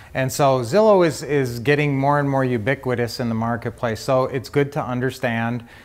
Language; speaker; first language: English; native; English